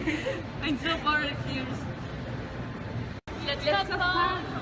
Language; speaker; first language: English; non-native, learner; Spanish